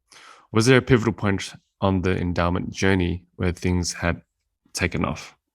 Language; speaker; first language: English; native; English